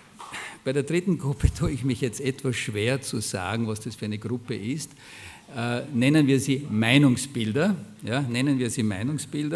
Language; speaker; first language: German; native; German